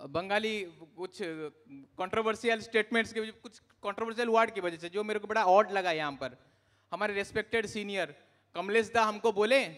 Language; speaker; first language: Hindi; non-native, local second language; Odia